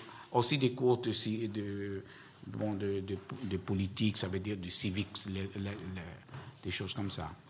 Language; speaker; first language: French; non-native, learner; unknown